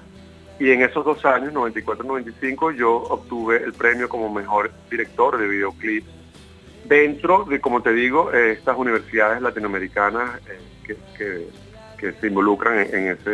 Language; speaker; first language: Spanish; native; Spanish